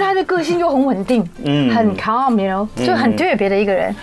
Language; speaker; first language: Chinese; native; Chinese